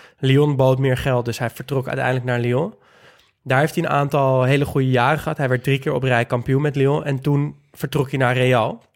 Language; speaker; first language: Dutch; native; Dutch